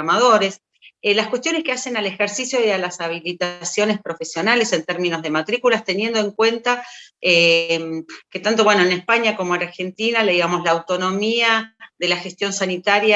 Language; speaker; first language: Spanish; native; Spanish